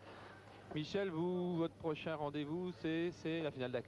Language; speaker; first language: French; native; French